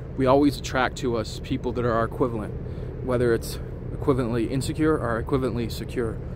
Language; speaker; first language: English; native; English